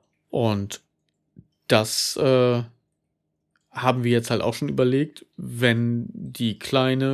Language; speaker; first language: German; native; German